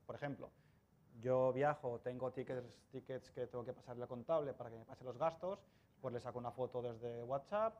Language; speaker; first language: Spanish; native; Spanish